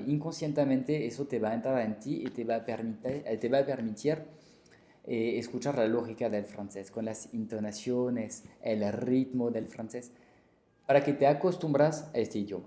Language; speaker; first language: Spanish; non-native, fluent; French